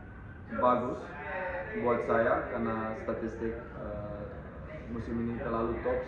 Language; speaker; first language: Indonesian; non-native, fluent; Dutch